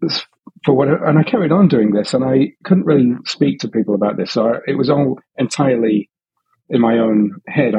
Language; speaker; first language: English; native; English